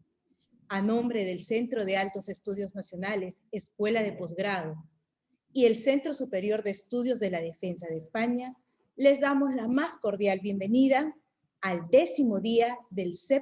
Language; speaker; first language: Spanish; native; Spanish